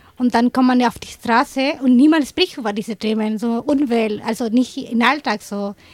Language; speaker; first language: German; non-native, fluent; Spanish